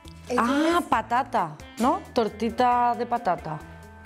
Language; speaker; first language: Spanish; native; Spanish